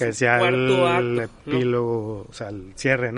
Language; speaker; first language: Spanish; native; Spanish